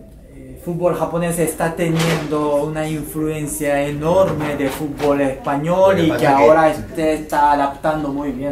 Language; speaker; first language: Spanish; non-native, fluent; Japanese